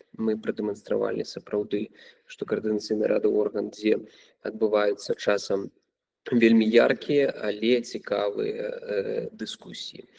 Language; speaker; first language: Belarusian; non-native, local second language; Russian